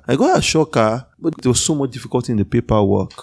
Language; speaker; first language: English; non-native, local second language; Yoruba